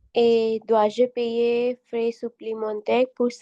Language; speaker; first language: French; non-native, learner; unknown